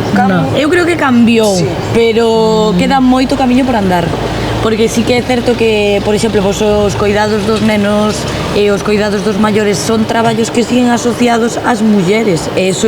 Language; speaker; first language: Galician; native; Galician